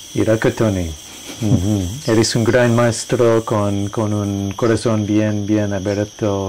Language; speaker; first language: Spanish; non-native, learner; English